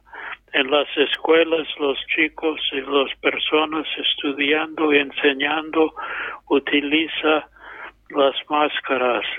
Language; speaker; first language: Spanish; non-native, fluent; English